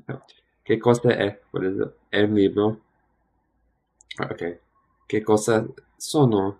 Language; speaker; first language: Italian; non-native, learner; English